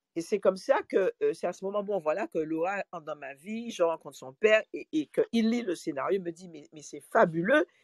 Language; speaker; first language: French; native; French